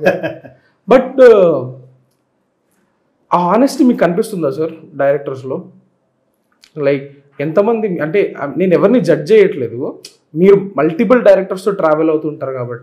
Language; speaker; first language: Telugu; native; Telugu